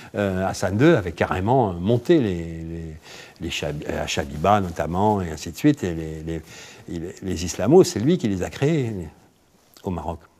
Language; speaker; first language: French; native; French